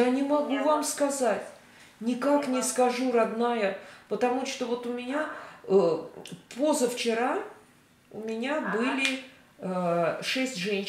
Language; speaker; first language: Russian; native; Russian